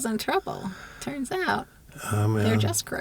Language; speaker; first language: English; native; English